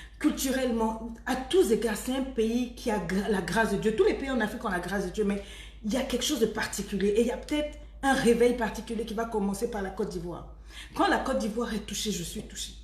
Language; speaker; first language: French; native; French